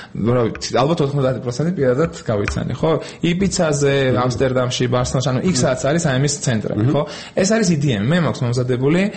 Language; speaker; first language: Georgian; native; Georgian